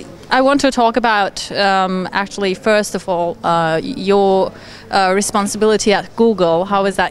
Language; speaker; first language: English; non-native, fluent; Turkish